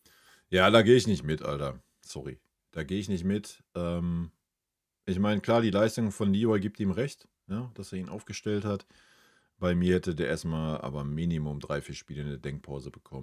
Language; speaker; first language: German; native; German